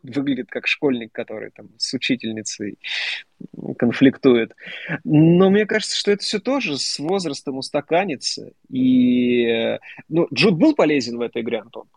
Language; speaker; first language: Russian; native; Russian